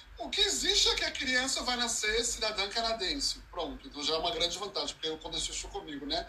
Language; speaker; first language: Portuguese; early bilingual, heritage; Portuguese